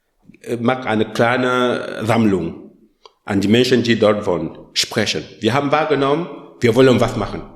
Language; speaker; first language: German; non-native, learner; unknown